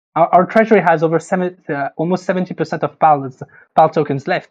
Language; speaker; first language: English; non-native, fluent; French